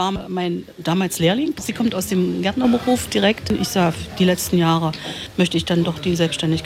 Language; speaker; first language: German; native; German